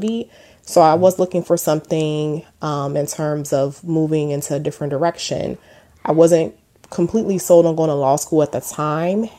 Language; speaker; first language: English; native; English